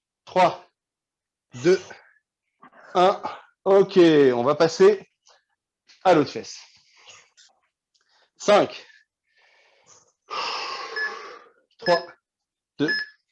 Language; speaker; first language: French; native; French